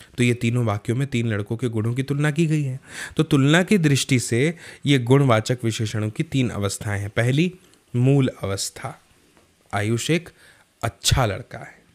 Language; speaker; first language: Hindi; native; Hindi